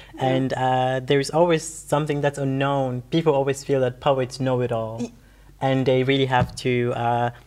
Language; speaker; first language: English; non-native, local second language; Wolof